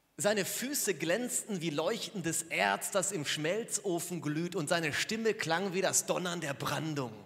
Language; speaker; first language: German; native; German